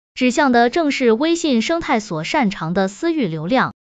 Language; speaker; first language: Chinese; native; Chinese